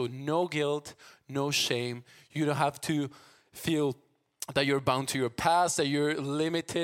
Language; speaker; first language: English; non-native, fluent; Spanish